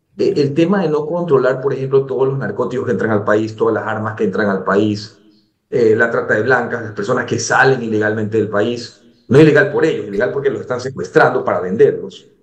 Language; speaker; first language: Spanish; native; Spanish